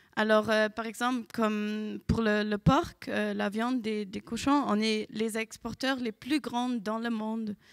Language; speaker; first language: French; non-native, fluent; German